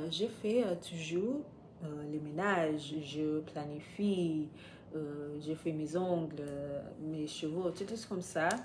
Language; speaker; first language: French; non-native, learner; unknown